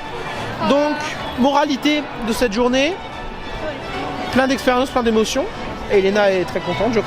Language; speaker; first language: French; native; French